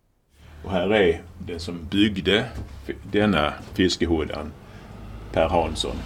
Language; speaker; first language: Swedish; native; Swedish